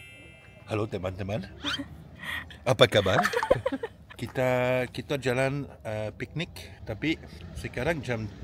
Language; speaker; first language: Indonesian; non-native, learner; French